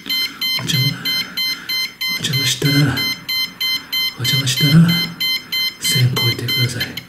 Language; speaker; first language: Japanese; non-native, learner; Chinese